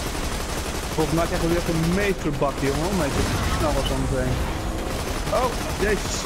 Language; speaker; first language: Dutch; native; Dutch